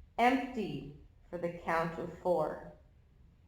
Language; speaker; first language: English; native; English